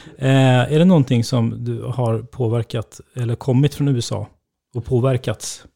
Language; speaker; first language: Swedish; native; Swedish